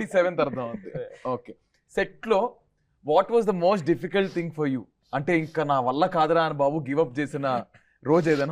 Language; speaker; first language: Telugu; native; Telugu